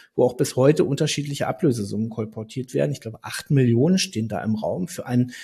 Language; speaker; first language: German; native; German